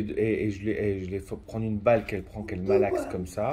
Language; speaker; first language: French; native; French